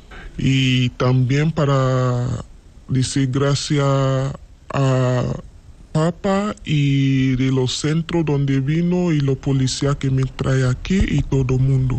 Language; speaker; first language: Spanish; non-native, learner; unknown